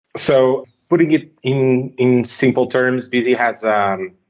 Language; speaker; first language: English; non-native, fluent; Portuguese